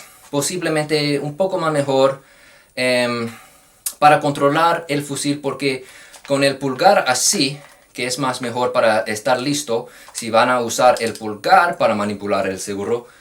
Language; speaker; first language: Spanish; non-native, fluent; English